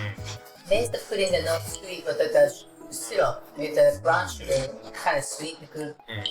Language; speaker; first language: English; non-native, learner; Japanese